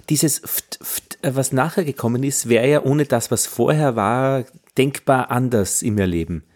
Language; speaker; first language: German; native; German